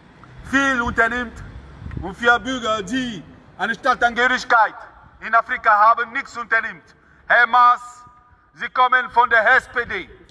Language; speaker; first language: German; non-native, fluent; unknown